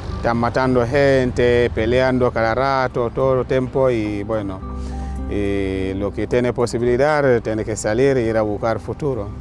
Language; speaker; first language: Spanish; non-native, fluent; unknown